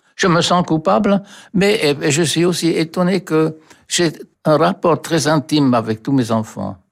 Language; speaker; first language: French; non-native, fluent; German